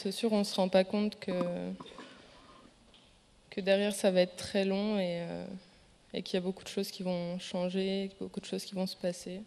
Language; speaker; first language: French; native; French